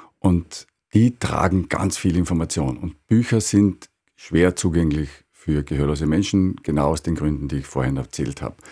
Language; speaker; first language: German; native; German